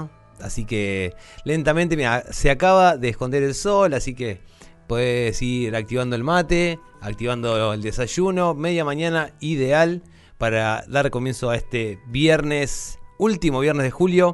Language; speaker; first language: Spanish; native; Spanish